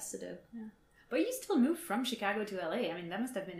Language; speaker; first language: English; non-native, fluent; French